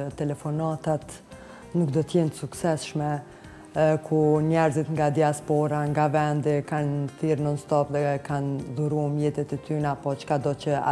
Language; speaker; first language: Albanian; native; Albanian